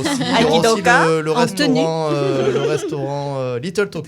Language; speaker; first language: French; native; French